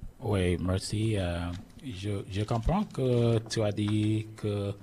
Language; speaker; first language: French; non-native, learner; English